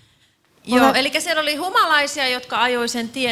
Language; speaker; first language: Finnish; native; Finnish